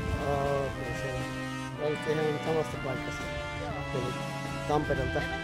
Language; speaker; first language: Finnish; non-native, fluent; Bangla